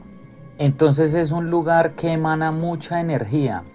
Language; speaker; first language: Spanish; native; Spanish